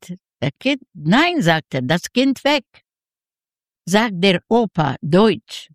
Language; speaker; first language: German; non-native, learner; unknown